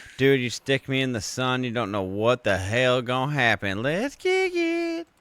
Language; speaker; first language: English; native; English